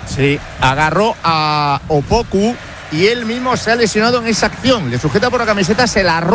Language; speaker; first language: Spanish; native; Spanish